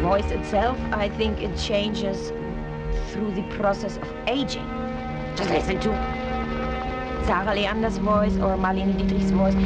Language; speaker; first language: English; non-native, fluent; German